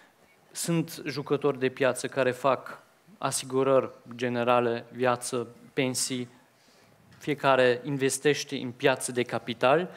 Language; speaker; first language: Romanian; non-native, fluent; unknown